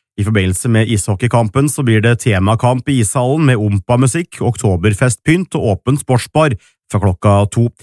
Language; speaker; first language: Norwegian; native; Norwegian